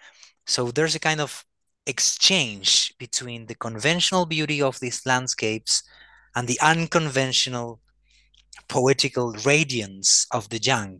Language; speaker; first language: English; non-native, fluent; Spanish